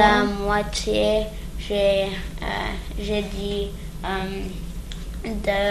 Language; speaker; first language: French; early bilingual, other home language; English